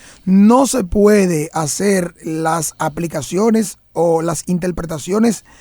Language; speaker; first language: Spanish; native; Spanish